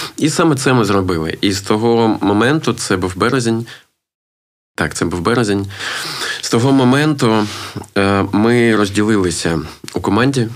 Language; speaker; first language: Ukrainian; non-native, local second language; Russian